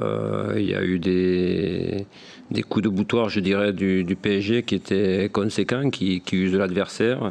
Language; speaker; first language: French; native; French